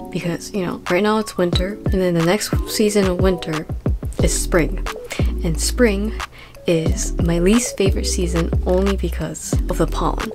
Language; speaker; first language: English; early bilingual, other home language; Japanese